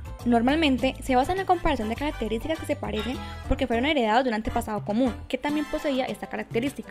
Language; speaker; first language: Spanish; native; Spanish